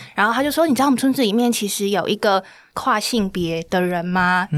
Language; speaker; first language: Chinese; native; Chinese